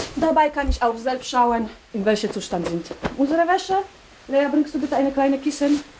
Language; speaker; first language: German; non-native, fluent; Polish